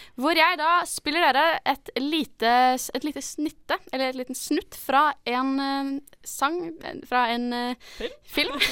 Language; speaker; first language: Norwegian; native; Norwegian